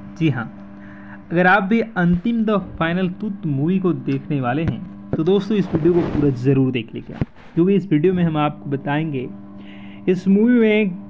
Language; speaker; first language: Hindi; native; Hindi